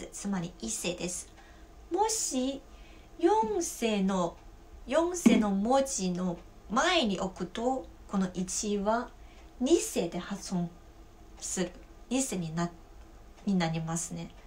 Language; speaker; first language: Japanese; non-native, fluent; Chinese